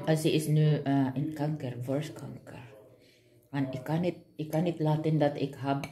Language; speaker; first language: Dutch; non-native, learner; Filipino